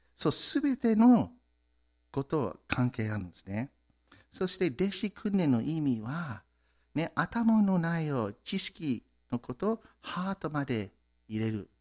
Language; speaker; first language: Japanese; non-native, fluent; English